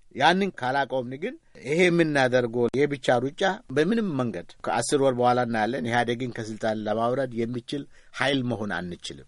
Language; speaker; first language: Amharic; non-native, local second language; Oromo